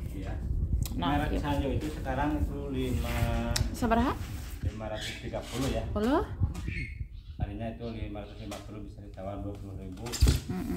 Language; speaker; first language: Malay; non-native, local second language; Sundanese